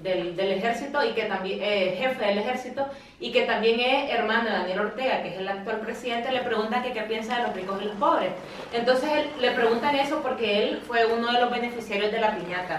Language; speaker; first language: Spanish; native; Spanish